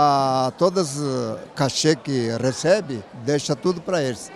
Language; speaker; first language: Portuguese; non-native, learner; Japanese